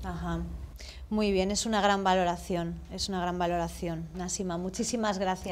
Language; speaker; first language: Spanish; native; Spanish